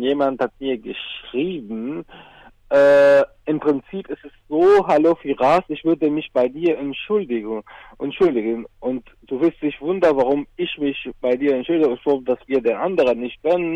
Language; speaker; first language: German; non-native, learner; Arabic